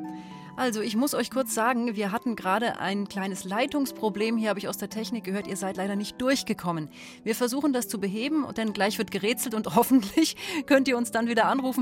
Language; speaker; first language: German; native; German